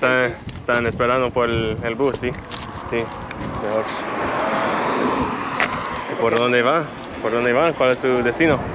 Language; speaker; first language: Spanish; non-native, learner; English